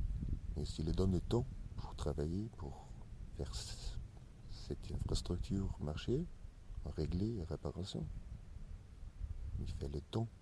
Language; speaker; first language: French; non-native, learner; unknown